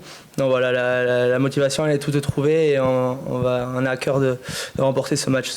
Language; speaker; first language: French; native; French